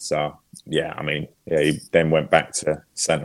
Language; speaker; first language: English; native; English